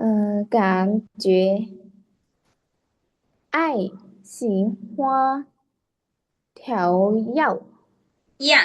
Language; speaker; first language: Chinese; non-native, learner; Lao